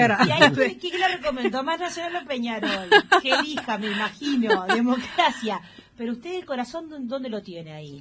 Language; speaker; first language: Spanish; native; Spanish